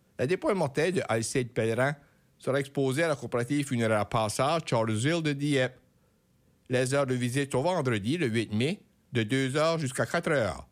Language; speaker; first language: French; native; French